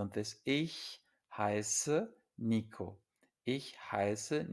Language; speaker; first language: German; non-native, fluent; English